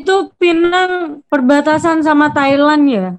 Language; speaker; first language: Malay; non-native, local second language; Javanese